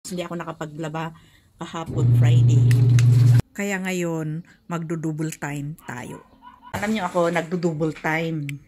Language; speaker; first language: Filipino; non-native, local second language; Iloko